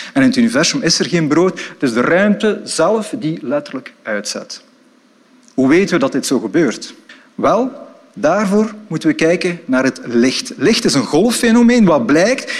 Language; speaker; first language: Dutch; native; Dutch